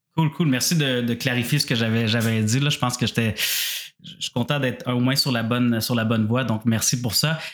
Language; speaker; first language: French; native; French